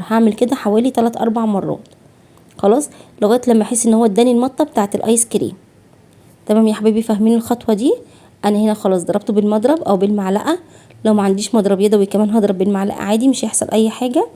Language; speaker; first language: Arabic; native; Arabic